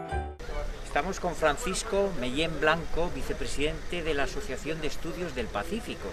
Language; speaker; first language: Spanish; native; Spanish